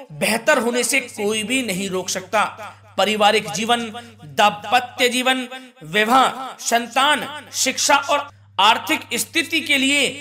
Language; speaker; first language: Hindi; native; Hindi